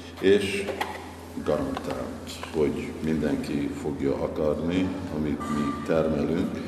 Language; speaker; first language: Hungarian; non-native, fluent; English